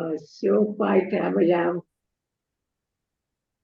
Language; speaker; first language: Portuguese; non-native, learner; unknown